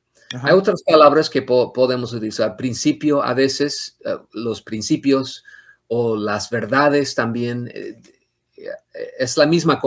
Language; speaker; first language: Spanish; non-native, fluent; English